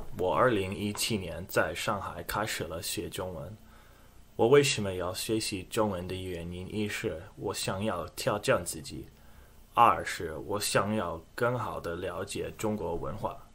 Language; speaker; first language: Chinese; non-native, fluent; English